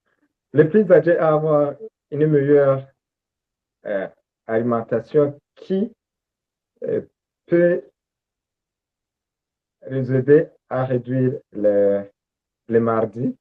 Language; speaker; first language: French; non-native, local second language; Rundi